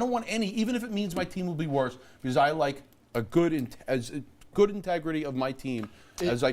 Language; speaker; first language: English; native; English